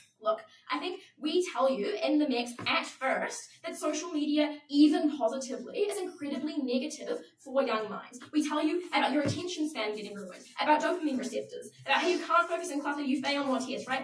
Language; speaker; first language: English; native; English